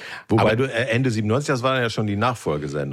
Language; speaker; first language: German; native; German